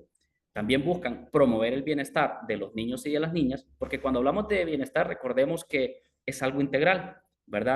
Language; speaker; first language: Spanish; native; Spanish